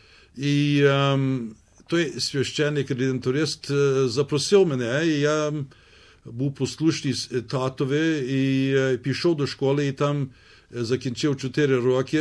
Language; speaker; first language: Ukrainian; early bilingual, heritage; Ukrainian